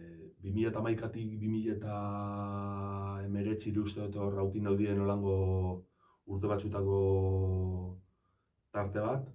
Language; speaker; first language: Basque; native; Basque